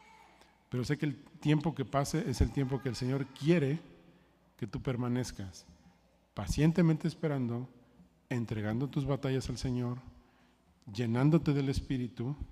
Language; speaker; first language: Spanish; native; Spanish